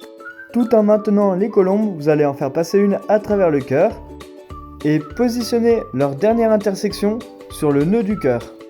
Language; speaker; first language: French; native; French